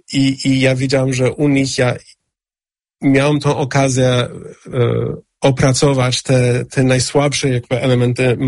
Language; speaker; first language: Polish; non-native, fluent; English